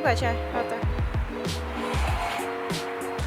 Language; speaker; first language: Chinese; non-native, learner; Indonesian